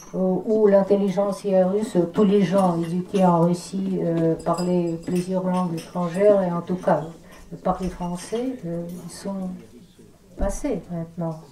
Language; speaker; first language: French; non-native, fluent; Russian